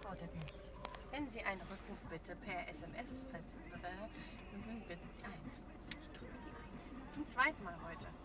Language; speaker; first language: German; native; German